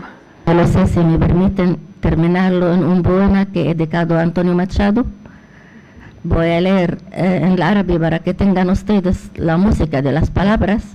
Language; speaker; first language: Spanish; non-native, fluent; Arabic